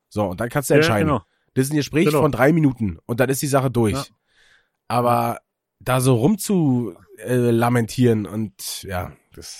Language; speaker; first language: German; native; German